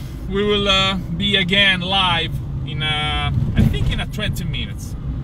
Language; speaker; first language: English; non-native, fluent; Italian